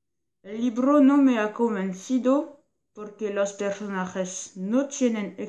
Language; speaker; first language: Spanish; non-native, learner; French